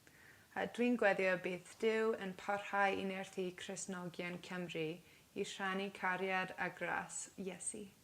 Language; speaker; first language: Welsh; non-native, learner; English